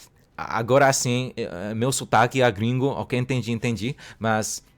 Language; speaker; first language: Portuguese; non-native, learner; Cantonese